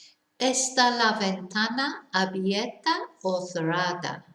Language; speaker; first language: Spanish; non-native, fluent; English